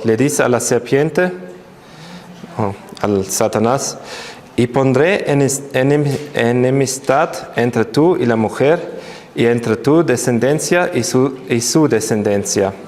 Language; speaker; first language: Spanish; non-native, fluent; German